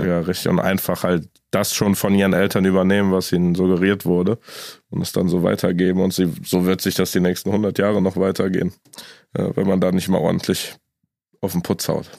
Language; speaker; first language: German; native; German